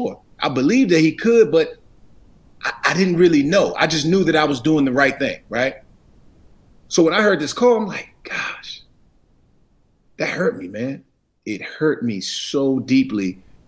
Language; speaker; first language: English; native; English